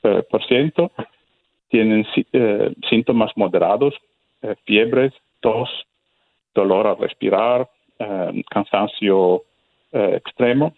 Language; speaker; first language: Spanish; non-native, fluent; Italian